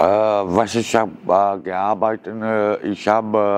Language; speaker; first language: German; non-native, learner; Romanian